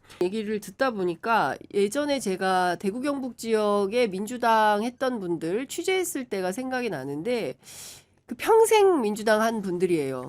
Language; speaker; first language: Korean; native; Korean